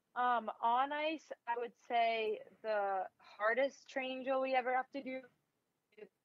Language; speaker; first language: English; native; English